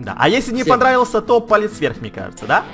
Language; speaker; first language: Russian; native; Russian